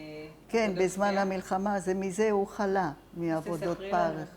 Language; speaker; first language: Hebrew; non-native, fluent; Italian